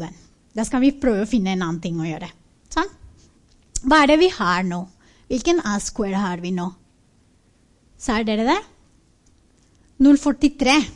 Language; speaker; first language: Norwegian; non-native, fluent; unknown